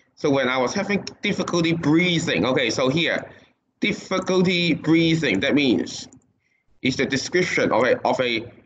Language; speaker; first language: English; non-native, local second language; Cantonese